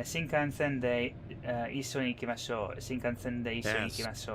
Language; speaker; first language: Japanese; non-native, learner; English